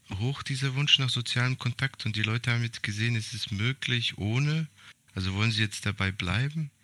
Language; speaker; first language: German; early bilingual, other home language; Serbian